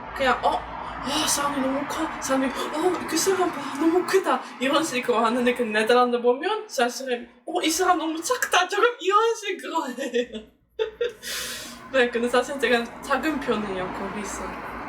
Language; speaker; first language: Korean; non-native, fluent; Dutch